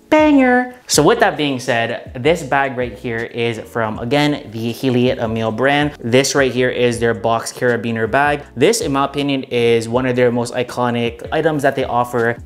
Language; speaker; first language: English; native; English